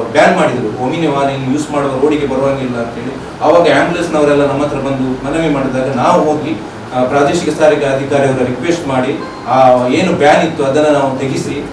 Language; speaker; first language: Kannada; non-native, local second language; Tulu